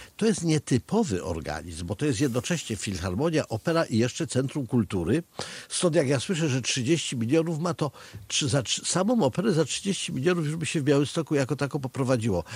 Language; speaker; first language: Polish; native; Polish